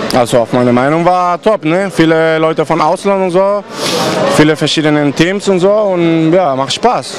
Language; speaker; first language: German; non-native, learner; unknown